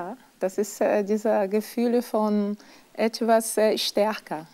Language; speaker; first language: German; non-native, fluent; Portuguese